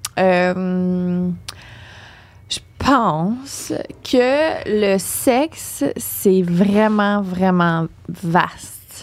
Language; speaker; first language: French; native; French